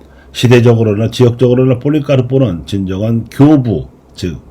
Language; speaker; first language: Korean; native; Korean